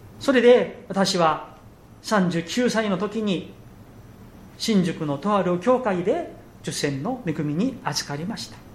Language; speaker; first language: Japanese; non-native, fluent; Korean